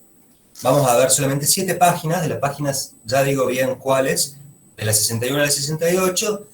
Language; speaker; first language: Spanish; native; Spanish